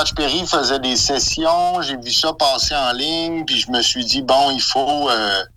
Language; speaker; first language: French; native; French